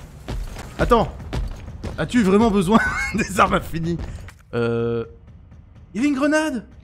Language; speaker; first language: French; native; French